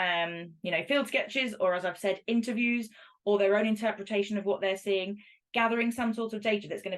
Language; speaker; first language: English; native; English